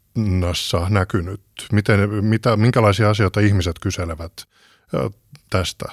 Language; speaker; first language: Finnish; native; Finnish